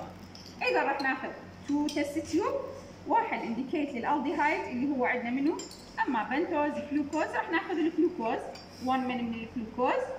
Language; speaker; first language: Arabic; native; Arabic